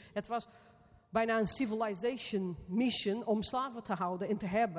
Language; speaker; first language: Dutch; non-native, fluent; Portuguese